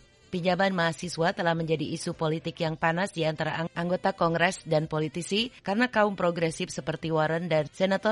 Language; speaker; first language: Indonesian; native; Indonesian